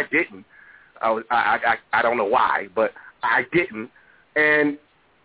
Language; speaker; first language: English; native; English